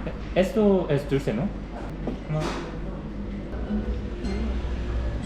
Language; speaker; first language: Spanish; non-native, learner; Korean